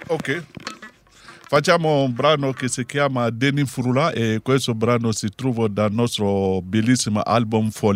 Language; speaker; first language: Italian; non-native, learner; Bambara